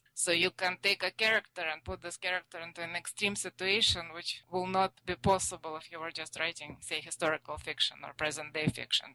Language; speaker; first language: English; non-native, fluent; Russian